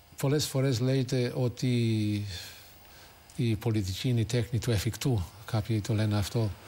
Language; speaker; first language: Greek; non-native, fluent; English